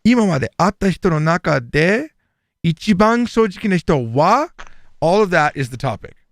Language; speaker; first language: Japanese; non-native, fluent; English